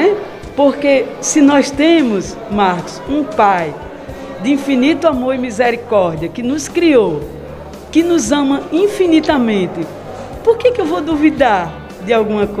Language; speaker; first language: Portuguese; native; Portuguese